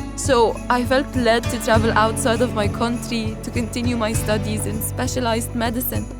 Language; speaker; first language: English; non-native, fluent; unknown